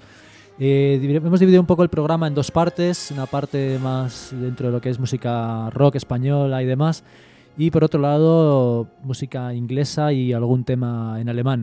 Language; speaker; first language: Spanish; native; Spanish